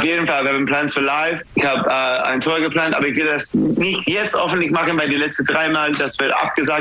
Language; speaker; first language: German; non-native, learner; English